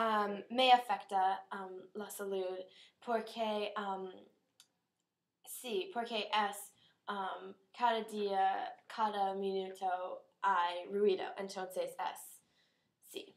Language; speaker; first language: Spanish; non-native, learner; English